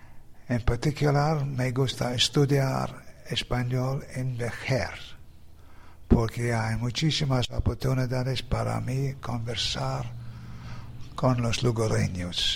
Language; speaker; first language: Spanish; non-native, learner; English